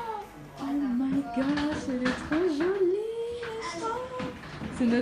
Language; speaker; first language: French; native; French